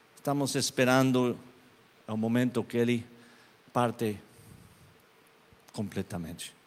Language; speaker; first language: Portuguese; non-native, learner; Spanish